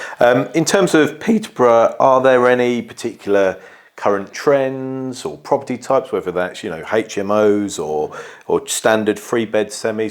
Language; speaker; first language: English; native; English